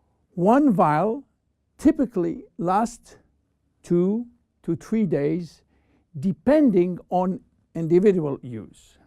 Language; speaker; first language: English; non-native, fluent; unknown